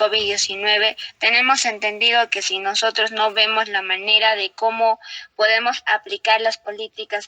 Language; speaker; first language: Spanish; native; Spanish